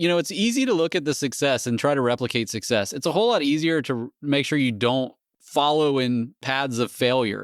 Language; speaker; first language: English; native; English